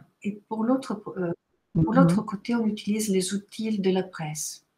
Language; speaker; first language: French; non-native, fluent; Italian